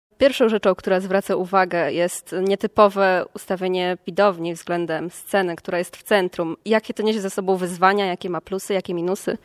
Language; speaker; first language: Polish; native; Polish